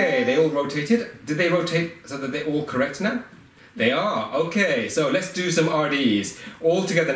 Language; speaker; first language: English; native; English